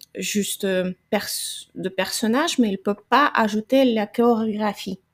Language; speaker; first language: French; non-native, fluent; Ukrainian